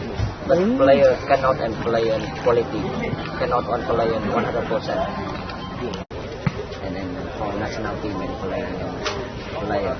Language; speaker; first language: English; non-native, learner; Vietnamese